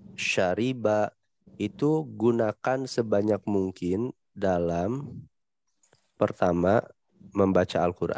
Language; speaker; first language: Indonesian; native; Indonesian